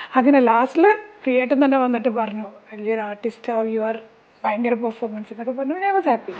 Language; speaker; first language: Malayalam; early bilingual, heritage; Malayalam